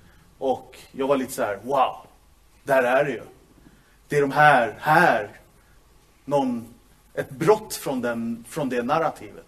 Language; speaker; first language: Swedish; native; Swedish